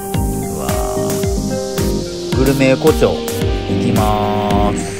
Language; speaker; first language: Japanese; native; Japanese